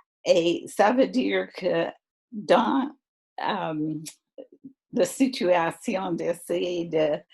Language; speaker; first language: French; non-native, fluent; English